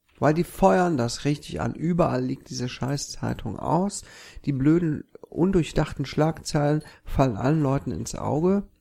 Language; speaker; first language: German; native; German